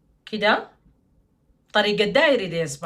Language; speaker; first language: Arabic; native; Arabic